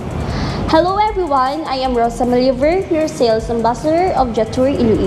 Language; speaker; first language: Filipino; non-native, local second language; Hiligaynon